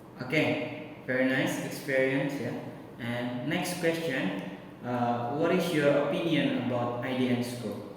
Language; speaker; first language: English; non-native, learner; Indonesian